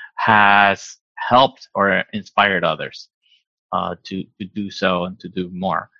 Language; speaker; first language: English; non-native, fluent; Spanish